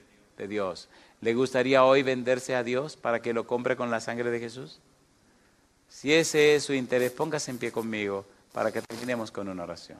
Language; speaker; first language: Spanish; native; Spanish